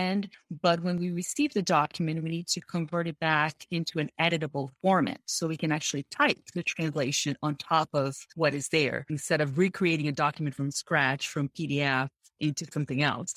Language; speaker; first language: English; non-native, fluent; Portuguese